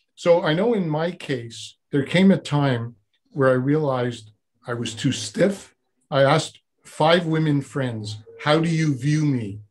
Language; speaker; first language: English; native; English